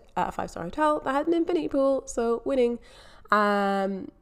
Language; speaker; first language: English; native; English